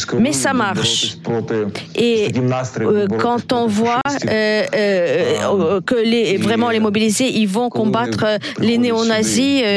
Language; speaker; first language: French; non-native, fluent; Ukrainian